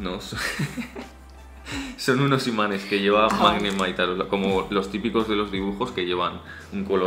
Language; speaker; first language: Spanish; native; Spanish